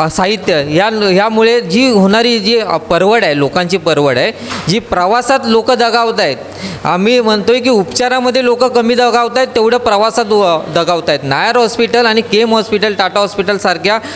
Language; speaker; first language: Marathi; native; Marathi